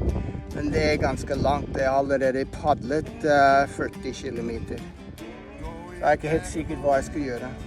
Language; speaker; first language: Norwegian; non-native, fluent; English